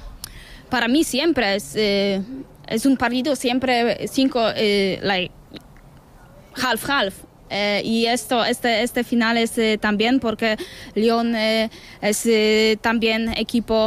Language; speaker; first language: Spanish; non-native, learner; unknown